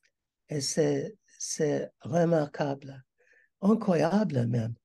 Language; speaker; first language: French; non-native, learner; English